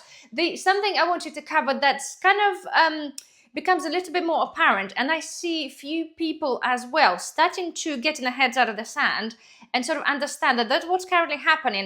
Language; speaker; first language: English; non-native, fluent; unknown